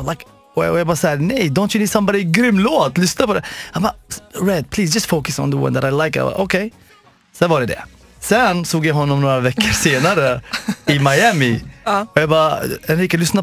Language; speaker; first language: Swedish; non-native, fluent; Arabic